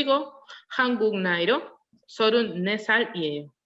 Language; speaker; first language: Korean; non-native, learner; Spanish